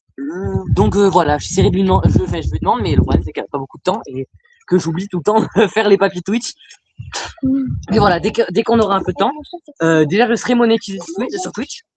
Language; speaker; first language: French; native; French